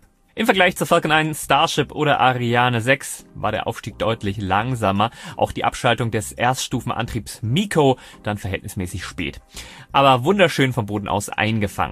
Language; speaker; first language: German; native; German